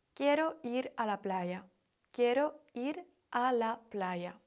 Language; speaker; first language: Spanish; non-native, fluent; Ukrainian